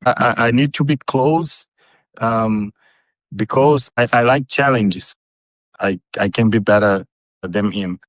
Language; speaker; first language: English; non-native, learner; Portuguese